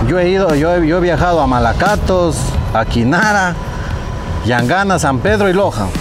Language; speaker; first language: Spanish; native; Spanish